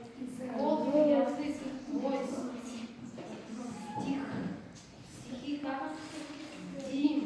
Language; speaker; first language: Russian; non-native, local second language; Kazakh